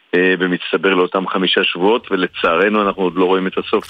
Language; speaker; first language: Hebrew; native; Hebrew